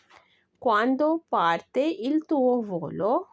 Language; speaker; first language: Italian; non-native, fluent; Urdu